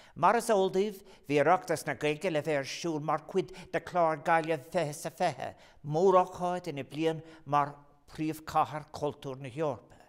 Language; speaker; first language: Irish; non-native, local second language; English